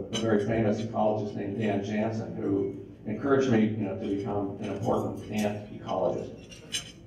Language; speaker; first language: English; native; English